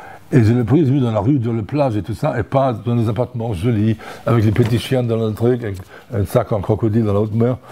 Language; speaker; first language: French; non-native, fluent; German